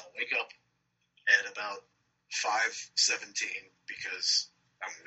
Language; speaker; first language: English; native; English